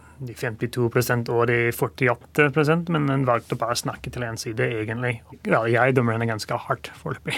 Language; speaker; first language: Norwegian; non-native, fluent; English